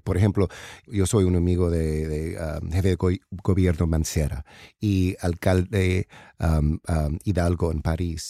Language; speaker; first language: Spanish; non-native, learner; English